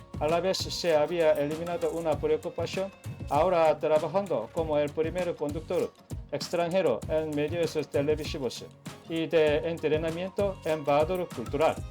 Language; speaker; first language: Spanish; non-native, learner; Korean